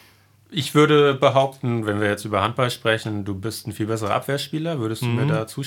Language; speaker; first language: German; native; German